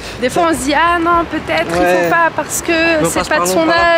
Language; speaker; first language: French; native; French